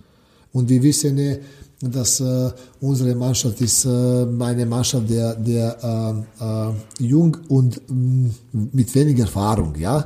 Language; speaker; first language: German; non-native, learner; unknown